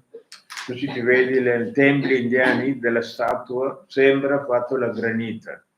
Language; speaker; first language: Italian; non-native, learner; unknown